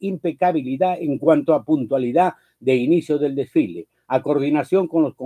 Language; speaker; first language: Spanish; native; Spanish